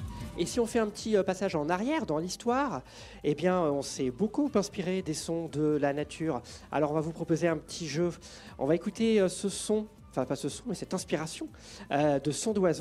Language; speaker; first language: French; native; French